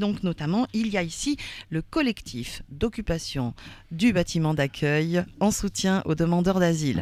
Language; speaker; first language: French; native; French